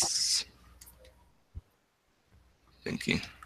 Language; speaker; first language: English; native; English